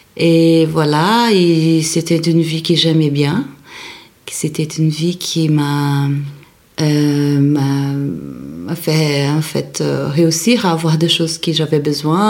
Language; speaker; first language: French; non-native, fluent; Portuguese